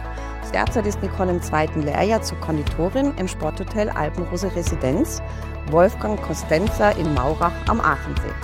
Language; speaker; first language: German; native; German